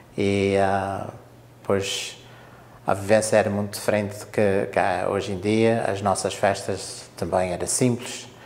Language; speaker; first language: Portuguese; early bilingual, heritage; English